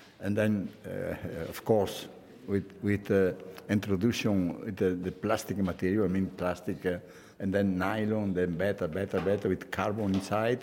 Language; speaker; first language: English; non-native, fluent; Italian